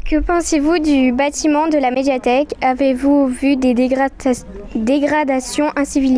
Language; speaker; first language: French; native; French